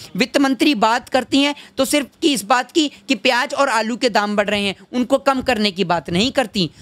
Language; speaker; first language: Hindi; native; Hindi